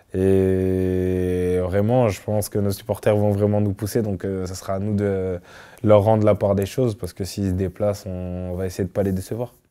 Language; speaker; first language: French; native; French